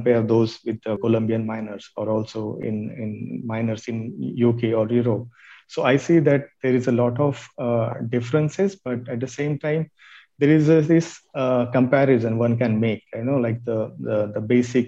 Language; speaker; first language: English; non-native, local second language; Marathi